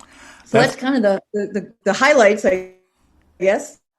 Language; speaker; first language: English; native; English